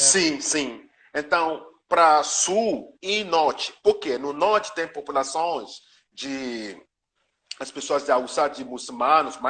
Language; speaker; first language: Portuguese; non-native, learner; Yoruba